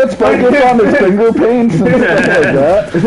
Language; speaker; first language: English; native; English